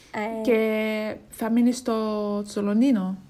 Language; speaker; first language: Greek; non-native, learner; English